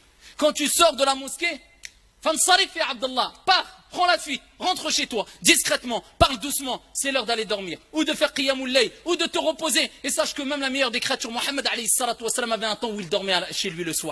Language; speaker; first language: French; early bilingual, other home language; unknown